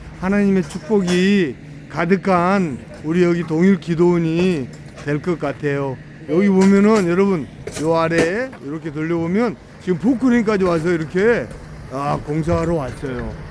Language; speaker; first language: Korean; native; Korean